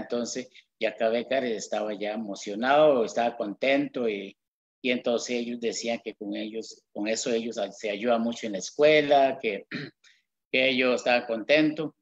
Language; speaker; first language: Spanish; non-native, local second language; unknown